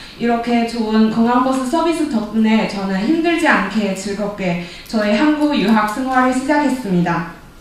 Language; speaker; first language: Korean; non-native, fluent; Chinese